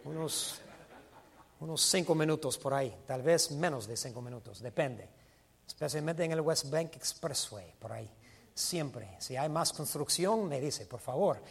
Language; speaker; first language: Spanish; non-native, fluent; English